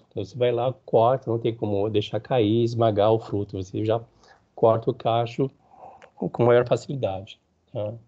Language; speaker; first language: Portuguese; native; Portuguese